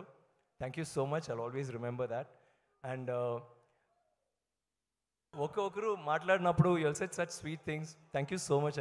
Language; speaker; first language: Telugu; non-native, learner; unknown